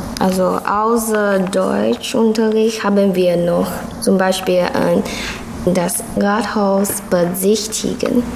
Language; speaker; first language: German; non-native, learner; Chinese